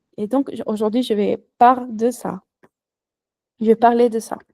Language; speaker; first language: French; non-native, learner; Spanish